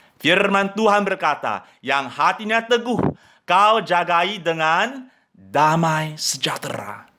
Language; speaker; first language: Indonesian; non-native, fluent; English